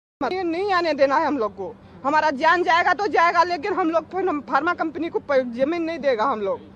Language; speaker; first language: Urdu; non-native, local second language; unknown